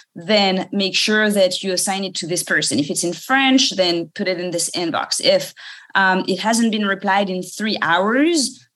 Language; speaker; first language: English; non-native, fluent; French